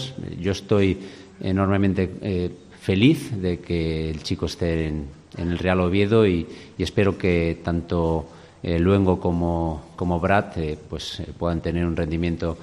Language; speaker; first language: Spanish; native; Spanish